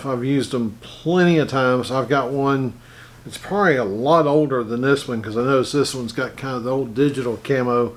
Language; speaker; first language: English; native; English